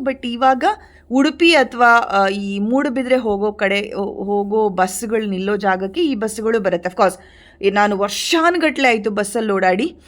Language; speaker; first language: Kannada; non-native, local second language; Tulu